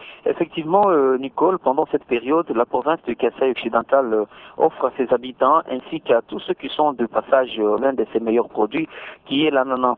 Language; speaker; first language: French; non-native, local second language; Luba-Lulua